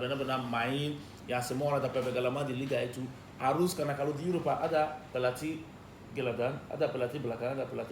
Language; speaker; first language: Indonesian; non-native, fluent; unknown